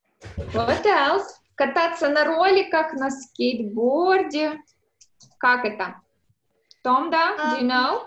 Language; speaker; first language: Russian; native; Russian